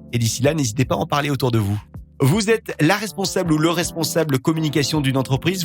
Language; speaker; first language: French; native; French